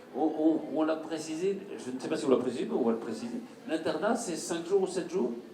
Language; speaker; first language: French; native; French